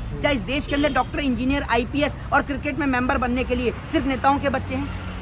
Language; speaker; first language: Hindi; native; Hindi